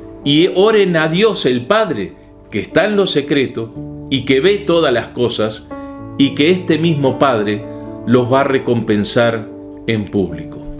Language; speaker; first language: Spanish; native; Spanish